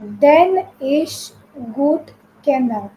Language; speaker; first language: German; non-native, fluent; Hindi